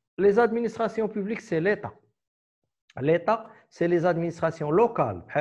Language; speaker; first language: French; non-native, local second language; Arabic